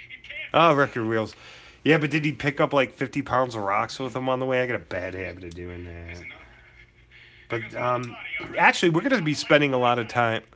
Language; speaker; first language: English; native; English